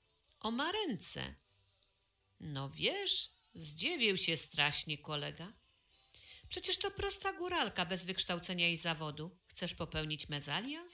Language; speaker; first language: Polish; native; Polish